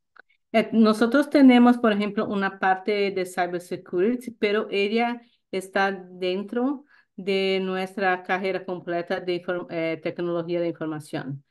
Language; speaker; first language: Spanish; non-native, fluent; Portuguese